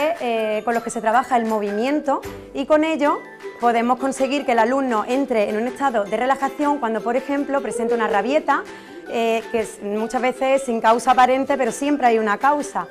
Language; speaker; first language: Spanish; native; Spanish